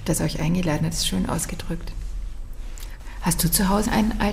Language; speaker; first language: German; native; German